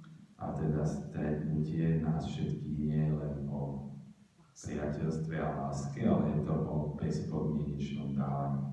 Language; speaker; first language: Slovak; native; Slovak